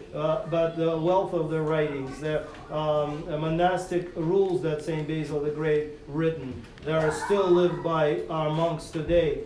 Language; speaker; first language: English; non-native, fluent; Russian